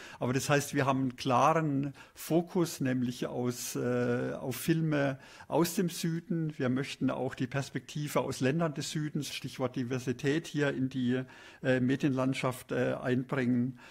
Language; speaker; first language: German; native; German